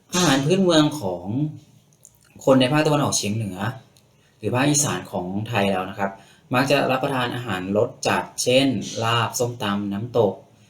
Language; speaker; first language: Thai; native; Thai